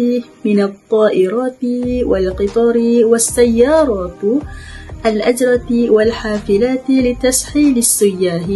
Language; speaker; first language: Arabic; non-native, learner; Malay